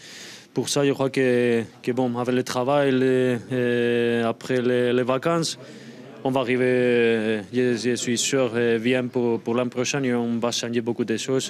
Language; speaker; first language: French; non-native, fluent; Spanish